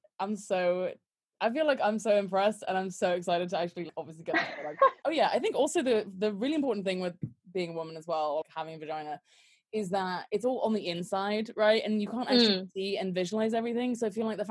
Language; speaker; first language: English; native; English